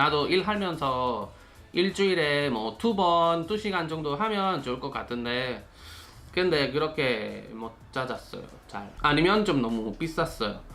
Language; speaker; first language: Korean; non-native, learner; Spanish